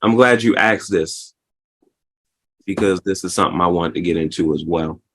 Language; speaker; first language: English; native; English